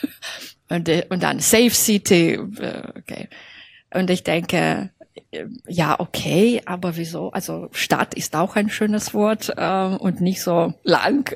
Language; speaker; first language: German; non-native, fluent; Belarusian